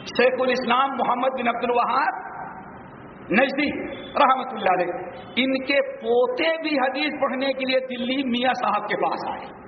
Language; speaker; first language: Urdu; native; Urdu